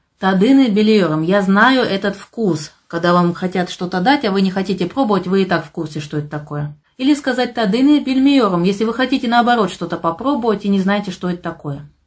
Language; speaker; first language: Russian; native; Russian